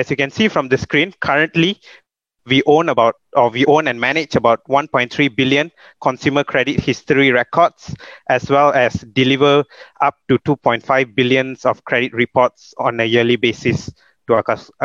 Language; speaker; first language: English; non-native, local second language; Malay